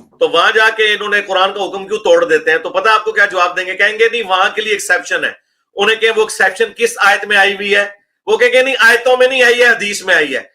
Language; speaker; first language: Urdu; non-native, local second language; Punjabi